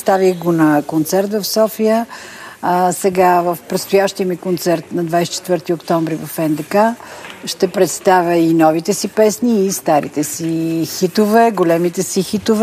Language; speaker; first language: Bulgarian; native; Bulgarian